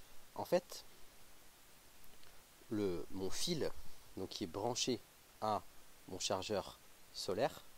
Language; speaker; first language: French; native; French